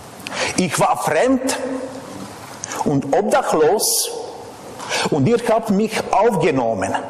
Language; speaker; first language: German; non-native, fluent; Serbian